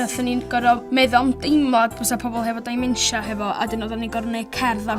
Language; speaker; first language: Welsh; native; Welsh